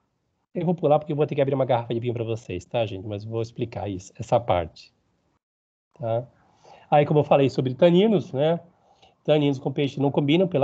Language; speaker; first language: Portuguese; native; Portuguese